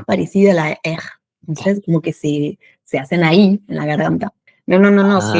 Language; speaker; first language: Spanish; non-native, fluent; French